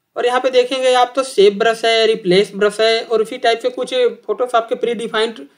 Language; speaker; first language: Hindi; native; Hindi